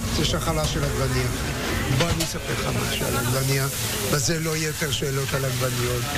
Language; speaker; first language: Hebrew; native; Hebrew